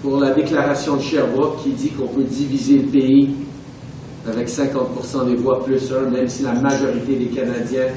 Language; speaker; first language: French; native; French